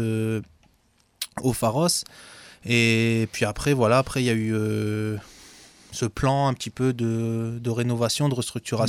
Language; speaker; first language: French; native; French